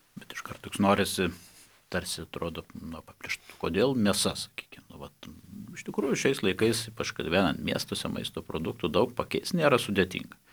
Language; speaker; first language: Lithuanian; native; Lithuanian